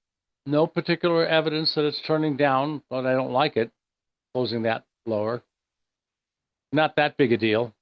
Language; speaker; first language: English; native; English